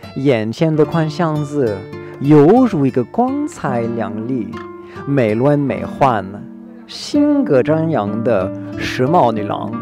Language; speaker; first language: Chinese; non-native, fluent; French